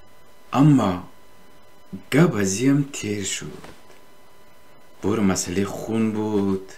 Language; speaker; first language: Persian; native; Persian